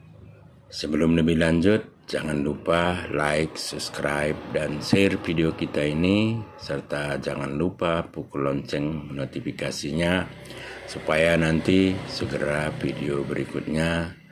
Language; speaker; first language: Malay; non-native, local second language; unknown